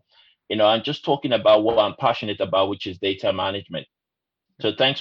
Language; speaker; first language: English; non-native, local second language; Igbo